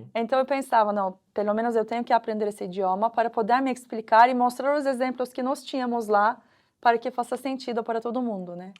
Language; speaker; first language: Portuguese; non-native, fluent; Turkish